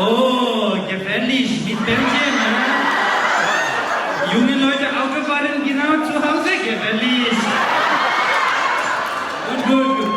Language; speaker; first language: German; non-native, learner; Tibetan